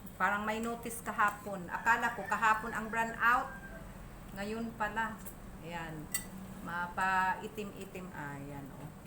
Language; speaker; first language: Filipino; native; Filipino